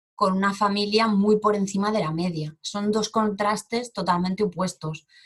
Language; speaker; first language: Spanish; native; Spanish